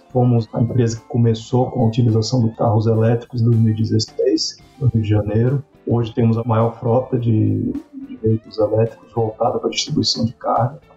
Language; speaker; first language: Portuguese; native; Portuguese